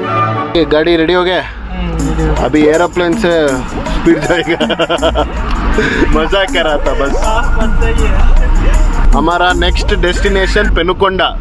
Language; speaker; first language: Hindi; non-native, local second language; Kannada